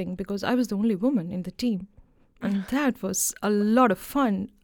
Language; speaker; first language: English; non-native, local second language; Malayalam